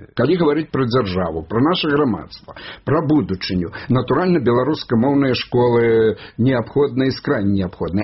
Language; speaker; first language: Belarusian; native; Belarusian